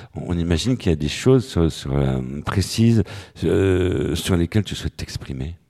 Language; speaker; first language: French; native; French